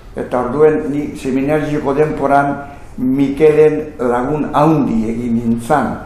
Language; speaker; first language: Basque; native; Basque